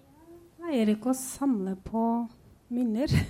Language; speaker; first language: Norwegian; non-native, fluent; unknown